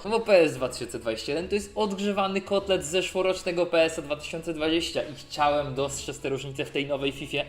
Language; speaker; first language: Polish; native; Polish